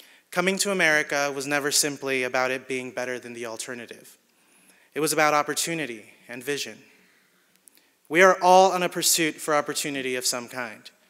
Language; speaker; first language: English; early bilingual, other home language; Spanish